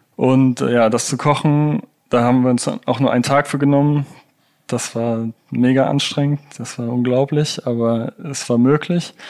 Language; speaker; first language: German; native; German